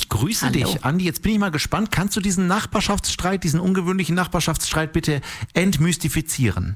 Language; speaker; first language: German; native; German